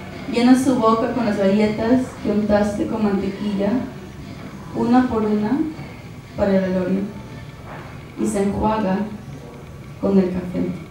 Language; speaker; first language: Spanish; native; Spanish